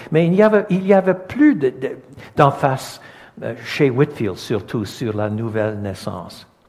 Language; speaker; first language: French; non-native, local second language; English